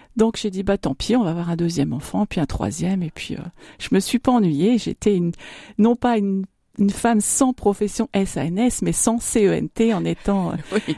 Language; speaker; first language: French; native; French